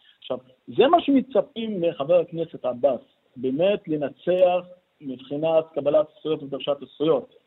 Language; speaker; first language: Hebrew; non-native, local second language; Arabic